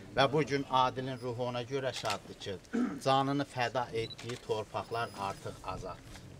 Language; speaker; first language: Azerbaijani; native; Azerbaijani